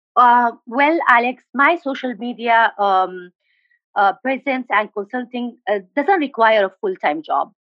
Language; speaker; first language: English; non-native, fluent; Arabic